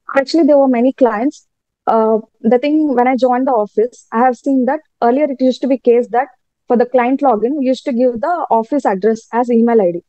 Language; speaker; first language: English; non-native, local second language; Telugu